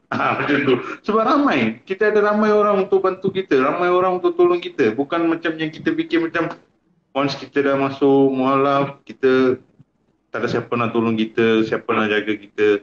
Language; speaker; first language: Malay; non-native, local second language; Tamil